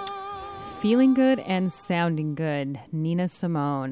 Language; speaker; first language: English; native; English